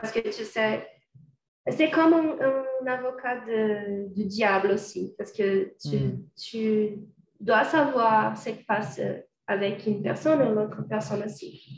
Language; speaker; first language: French; non-native, fluent; Portuguese